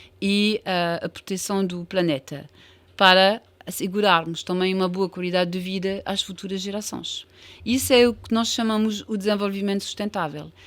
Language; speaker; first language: Portuguese; non-native, fluent; French